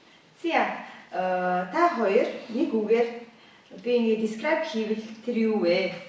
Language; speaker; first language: Mongolian; native; Mongolian